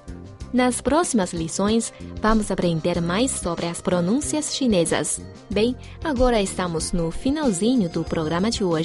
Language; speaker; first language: Portuguese; non-native, fluent; Chinese